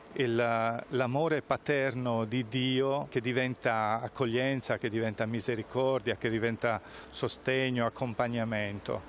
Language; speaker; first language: Italian; native; Italian